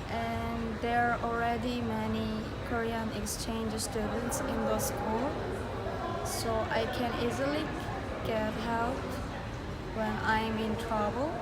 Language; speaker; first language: English; non-native, learner; Korean